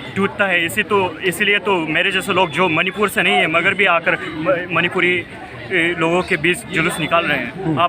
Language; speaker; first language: Hindi; non-native, local second language; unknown